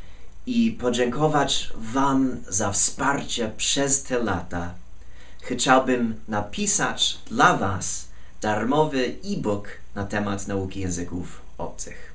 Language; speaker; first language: Polish; non-native, fluent; English